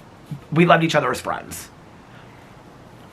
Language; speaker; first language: English; native; English